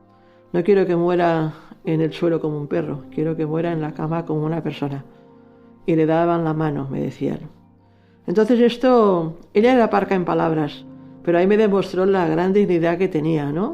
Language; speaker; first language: Spanish; native; Spanish